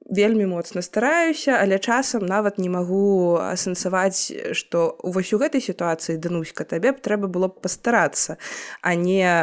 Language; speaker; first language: Belarusian; non-native, local second language; Russian